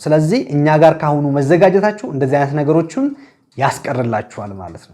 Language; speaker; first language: Amharic; native; Amharic